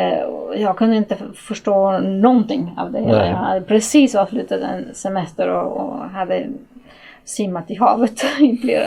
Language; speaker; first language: Swedish; non-native, fluent; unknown